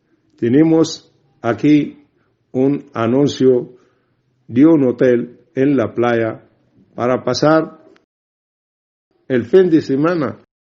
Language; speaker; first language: Spanish; non-native, learner; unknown